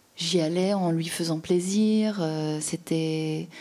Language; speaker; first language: French; native; French